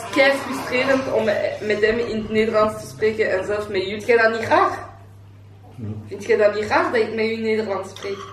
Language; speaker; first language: Dutch; non-native, local second language; French